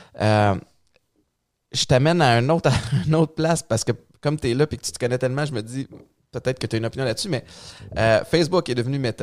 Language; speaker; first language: French; native; French